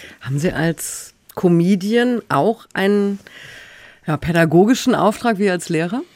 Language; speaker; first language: German; native; German